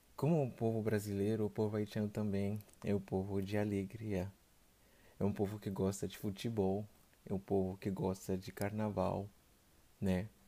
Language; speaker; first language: Portuguese; non-native, fluent; Haitian Creole